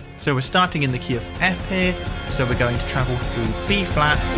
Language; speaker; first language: English; native; English